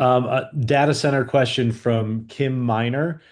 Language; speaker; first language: English; native; English